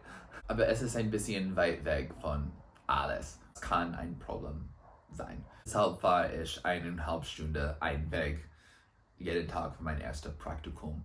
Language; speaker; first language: German; non-native, learner; English